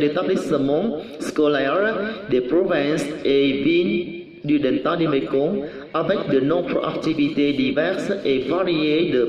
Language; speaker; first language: French; non-native, learner; Vietnamese